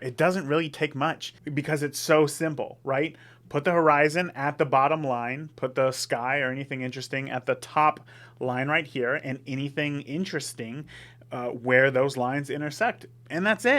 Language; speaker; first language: English; native; English